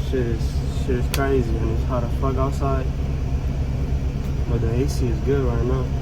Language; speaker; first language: English; native; English